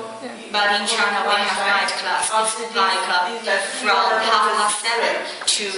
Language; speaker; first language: English; non-native, fluent; Chinese